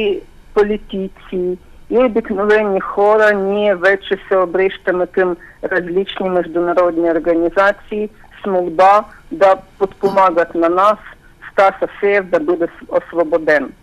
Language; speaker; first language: Bulgarian; non-native, fluent; Ukrainian